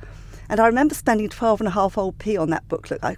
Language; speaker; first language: English; native; English